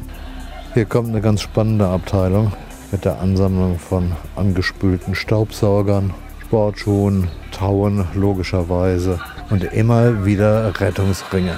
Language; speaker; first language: German; native; German